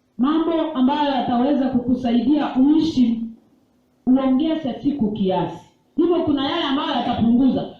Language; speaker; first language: Swahili; non-native, local second language; Gusii